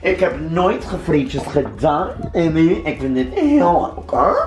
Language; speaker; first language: Dutch; non-native, learner; English